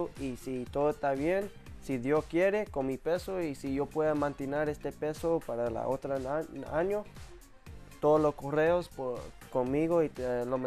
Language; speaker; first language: Spanish; early bilingual, heritage; English